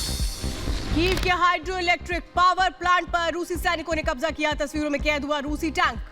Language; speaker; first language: Hindi; native; Hindi